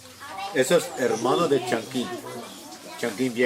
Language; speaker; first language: Spanish; non-native, local second language; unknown